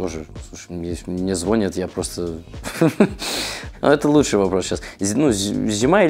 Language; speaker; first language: Russian; early bilingual, heritage; Russian